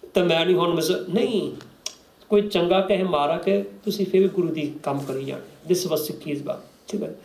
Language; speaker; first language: Punjabi; early bilingual, heritage; Punjabi